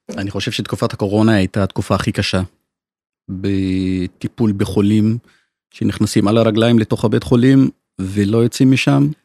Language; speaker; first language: Hebrew; non-native, local second language; Arabic